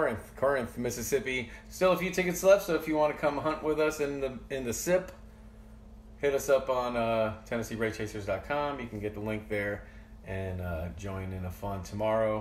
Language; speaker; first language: English; native; English